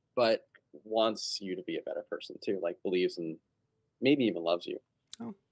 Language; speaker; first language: English; native; English